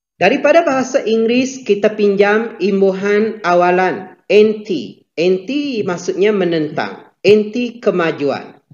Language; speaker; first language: Malay; native; Malay